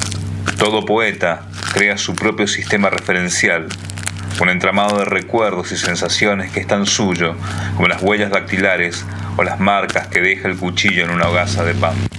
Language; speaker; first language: Spanish; native; Spanish